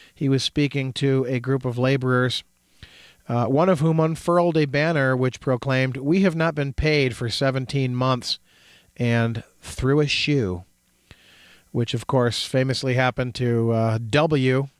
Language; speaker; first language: English; native; English